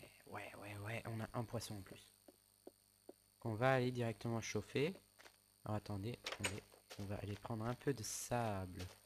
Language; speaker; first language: French; native; French